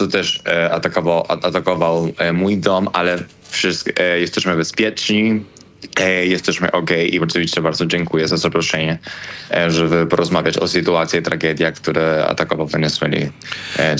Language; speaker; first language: Polish; non-native, learner; Spanish